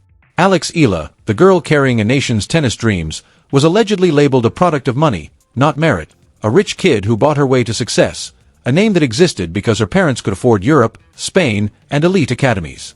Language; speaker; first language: English; native; English